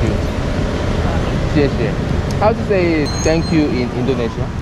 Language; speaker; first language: English; non-native, learner; Korean